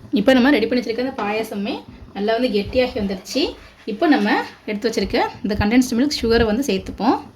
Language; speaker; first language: Tamil; native; Tamil